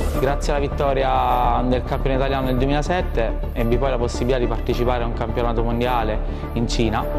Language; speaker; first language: Italian; native; Italian